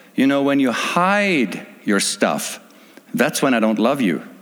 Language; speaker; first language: English; non-native, fluent; Swedish